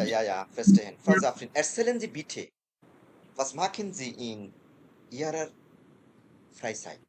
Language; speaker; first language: German; non-native, fluent; Bangla